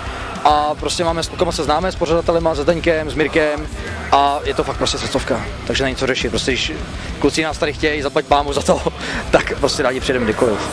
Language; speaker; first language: Czech; native; Czech